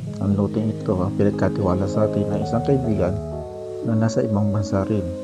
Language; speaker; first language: Filipino; native; Filipino